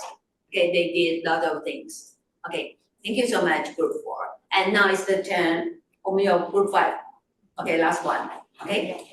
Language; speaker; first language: English; non-native, fluent; Chinese